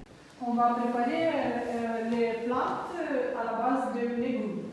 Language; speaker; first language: French; non-native, learner; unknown